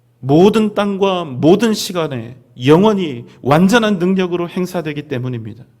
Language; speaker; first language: Korean; native; Korean